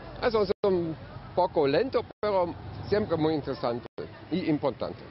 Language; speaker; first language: Spanish; non-native, learner; German